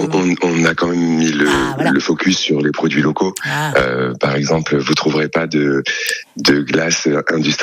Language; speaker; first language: French; native; French